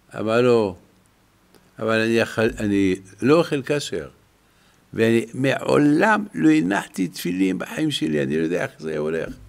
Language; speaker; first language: Hebrew; non-native, fluent; French